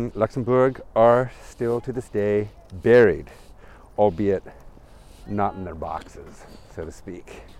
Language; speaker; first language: English; native; English